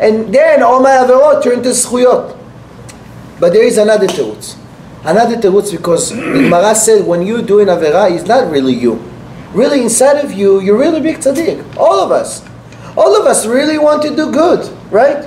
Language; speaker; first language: English; non-native, fluent; Hebrew